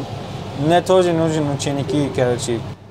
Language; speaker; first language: Russian; non-native, learner; Tajik